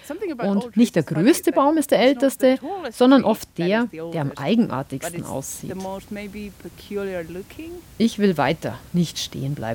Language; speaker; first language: German; native; German